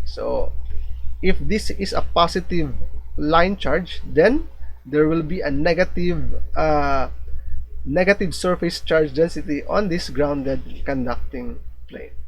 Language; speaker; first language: English; non-native, local second language; Filipino